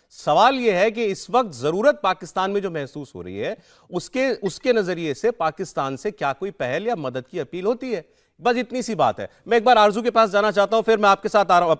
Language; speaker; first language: Hindi; native; Hindi